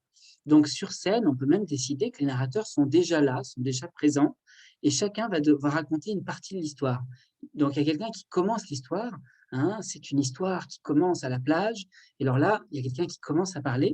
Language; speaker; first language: French; native; French